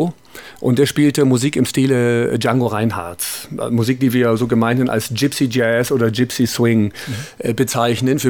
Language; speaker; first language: German; native; German